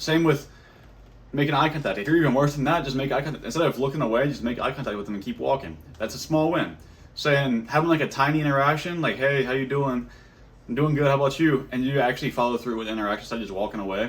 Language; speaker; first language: English; native; English